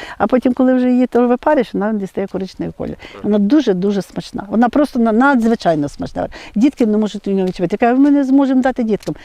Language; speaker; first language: Ukrainian; native; Ukrainian